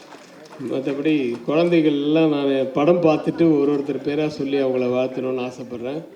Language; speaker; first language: Tamil; native; Tamil